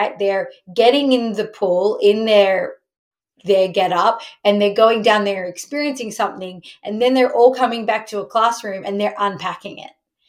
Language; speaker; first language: English; native; English